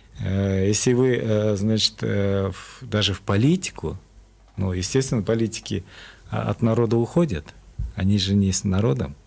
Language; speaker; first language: Russian; non-native, local second language; Kyrgyz